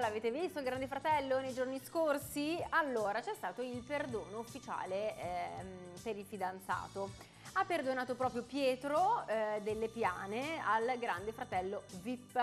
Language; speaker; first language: Italian; native; Italian